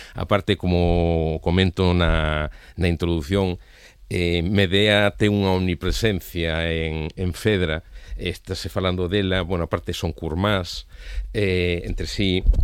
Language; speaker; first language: Galician; non-native, local second language; Spanish